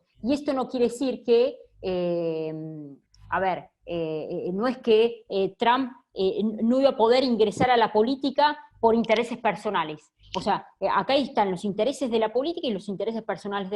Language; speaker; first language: Spanish; native; Spanish